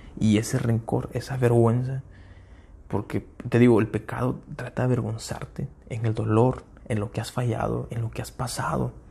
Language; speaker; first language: Spanish; early bilingual, heritage; Spanish